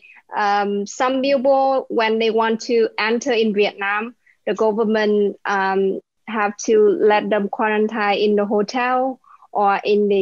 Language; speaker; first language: English; non-native, learner; Vietnamese